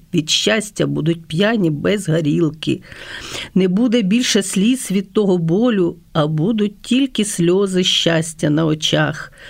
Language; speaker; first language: Ukrainian; non-native, local second language; Russian